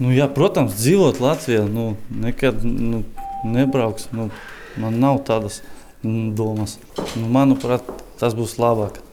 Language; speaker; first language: Latvian; non-native, local second language; Russian